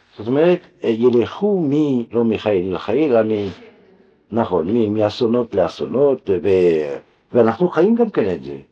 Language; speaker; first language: Hebrew; non-native, fluent; French